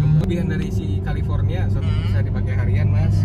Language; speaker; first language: Indonesian; native; Indonesian